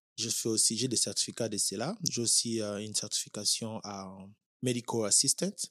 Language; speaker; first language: French; non-native, local second language; Lingala